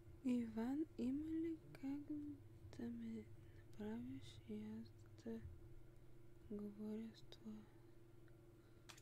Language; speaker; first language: Bulgarian; native; Bulgarian